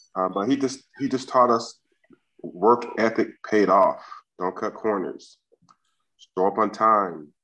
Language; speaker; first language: English; native; English